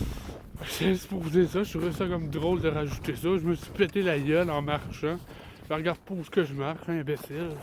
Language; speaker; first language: French; native; French